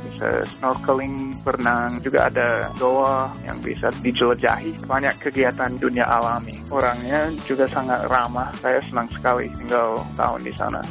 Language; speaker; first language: Indonesian; non-native, fluent; English